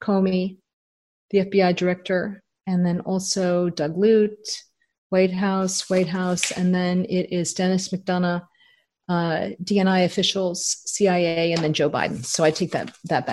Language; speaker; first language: English; native; English